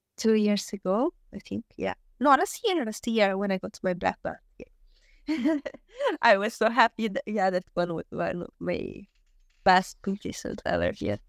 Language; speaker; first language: English; non-native, learner; Italian